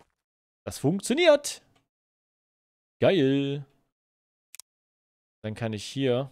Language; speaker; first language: German; native; German